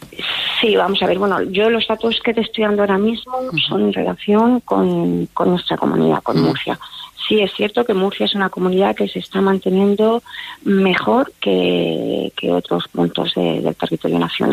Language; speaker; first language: Spanish; native; Spanish